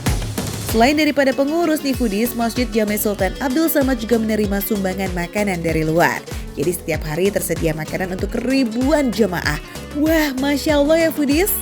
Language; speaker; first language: Indonesian; native; Indonesian